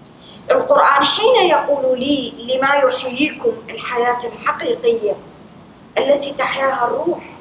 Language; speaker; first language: Arabic; native; Arabic